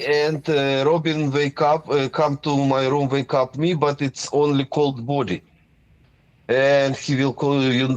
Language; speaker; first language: English; non-native, fluent; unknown